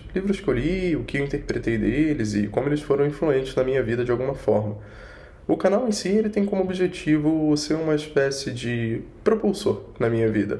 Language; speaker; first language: Portuguese; native; Portuguese